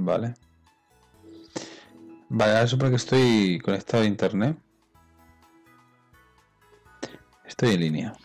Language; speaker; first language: Spanish; native; Spanish